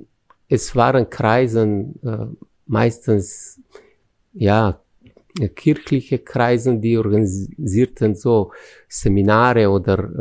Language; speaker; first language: German; non-native, fluent; Slovenian